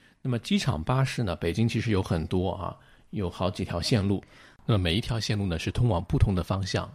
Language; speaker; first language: Chinese; native; Chinese